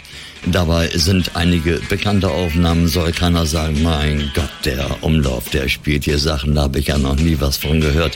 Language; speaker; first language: German; native; German